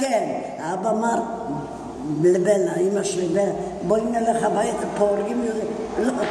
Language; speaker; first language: Hebrew; non-native, fluent; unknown